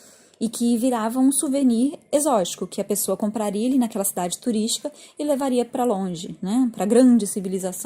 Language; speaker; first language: Portuguese; native; Portuguese